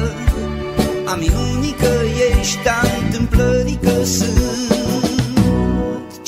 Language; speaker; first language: Romanian; native; Romanian